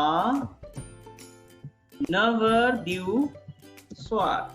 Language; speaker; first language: French; non-native, fluent; Bangla